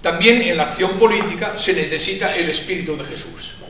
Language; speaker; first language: Spanish; non-native, local second language; Catalan